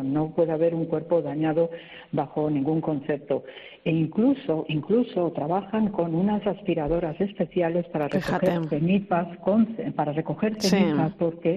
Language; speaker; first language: Spanish; native; Spanish